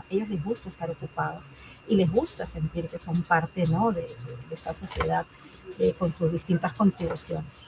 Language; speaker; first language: Spanish; native; Spanish